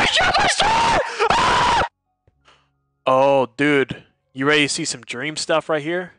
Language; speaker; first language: English; native; English